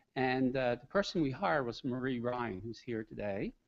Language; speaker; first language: English; native; English